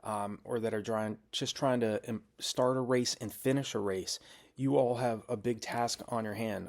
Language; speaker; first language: English; native; English